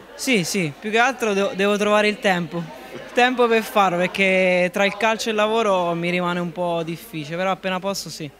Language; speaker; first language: Italian; native; Italian